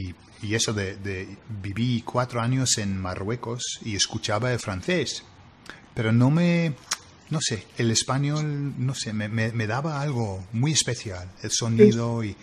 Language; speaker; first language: Spanish; non-native, fluent; English